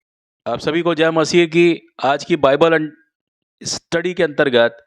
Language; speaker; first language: Hindi; native; Hindi